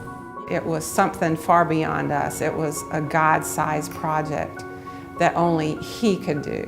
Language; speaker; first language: English; native; English